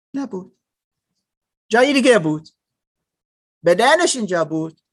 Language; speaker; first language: Persian; non-native, learner; German